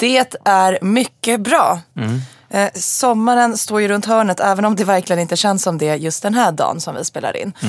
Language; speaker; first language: Swedish; native; Swedish